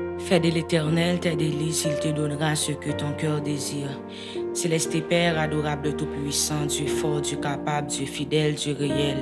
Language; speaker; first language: French; non-native, local second language; Haitian Creole